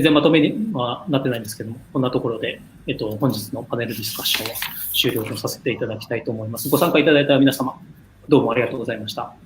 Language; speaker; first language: Japanese; native; Japanese